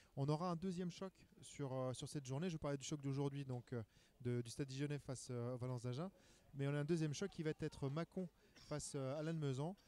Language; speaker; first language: French; native; French